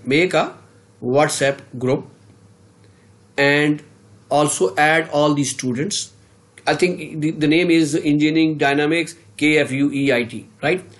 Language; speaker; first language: English; non-native, local second language; Urdu